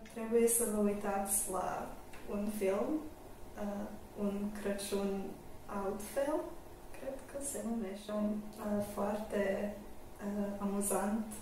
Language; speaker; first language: Romanian; non-native, learner; Croatian